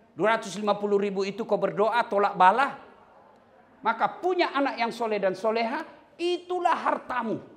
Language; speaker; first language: Indonesian; non-native, local second language; Buginese